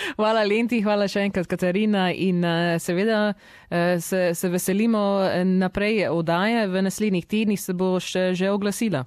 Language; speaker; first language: Slovenian; early bilingual, heritage; Slovenian